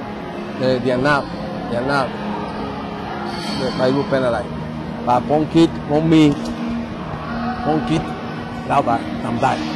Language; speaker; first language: Thai; non-native, learner; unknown